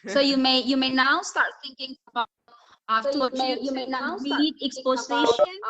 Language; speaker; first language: English; non-native, fluent; Indonesian